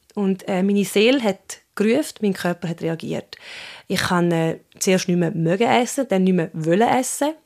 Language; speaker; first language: German; early bilingual, other home language; Swiss German